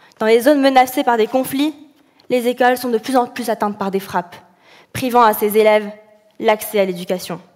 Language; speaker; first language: French; early bilingual, other home language; Arabic